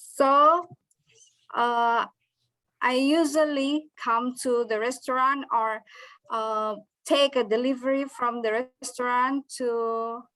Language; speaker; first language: English; non-native, learner; Indonesian